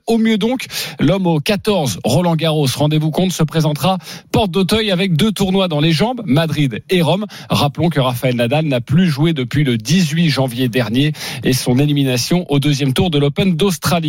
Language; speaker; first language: French; native; French